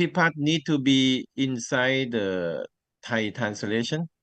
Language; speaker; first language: English; non-native, learner; Thai